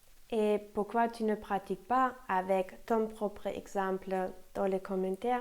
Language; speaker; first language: French; non-native, fluent; German